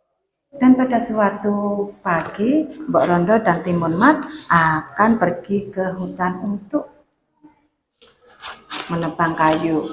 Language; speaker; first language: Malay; non-native, local second language; Javanese